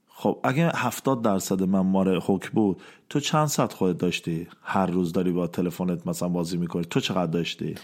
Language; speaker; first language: Persian; early bilingual, heritage; Persian